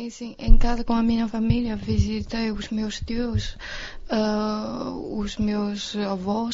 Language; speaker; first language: Portuguese; non-native, learner; Chinese